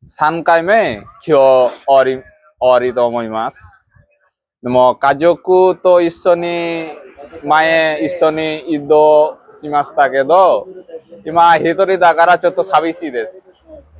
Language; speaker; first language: Japanese; non-native, learner; Bangla